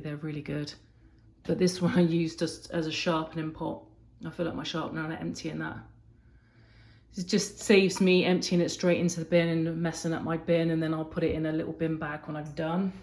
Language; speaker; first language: English; native; English